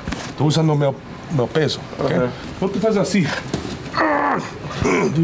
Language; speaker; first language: Portuguese; non-native, learner; English